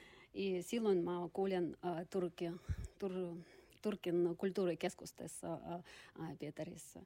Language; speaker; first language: Finnish; non-native, learner; Russian